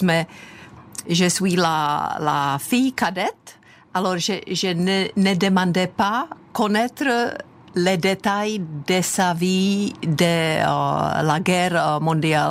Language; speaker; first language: French; non-native, fluent; Czech